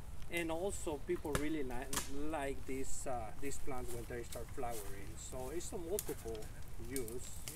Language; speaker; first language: English; non-native, fluent; Spanish